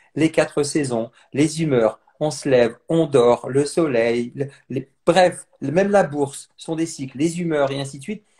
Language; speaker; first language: French; native; French